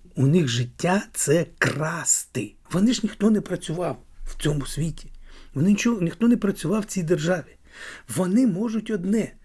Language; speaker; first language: Ukrainian; native; Ukrainian